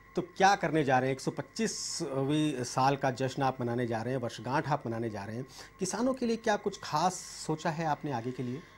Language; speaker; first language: Hindi; native; Hindi